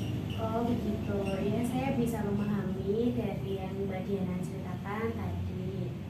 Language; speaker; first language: Indonesian; native; Indonesian